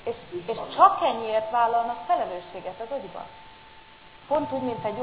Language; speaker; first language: Hungarian; native; Hungarian